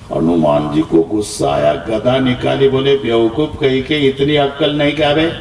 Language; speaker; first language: Hindi; non-native, local second language; Marathi